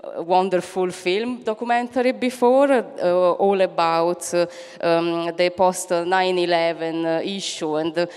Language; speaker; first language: English; non-native, fluent; Italian